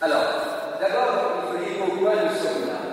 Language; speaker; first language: French; non-native, learner; Italian